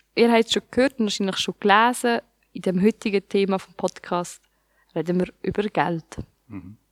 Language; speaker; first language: German; native; German